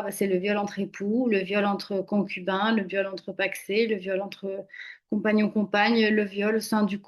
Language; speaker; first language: French; native; French